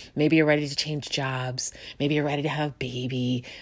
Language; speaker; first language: English; native; English